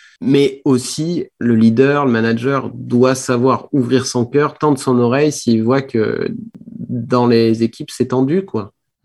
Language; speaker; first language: French; native; French